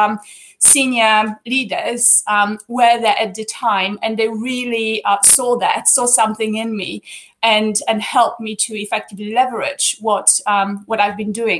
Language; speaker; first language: English; non-native, fluent; Polish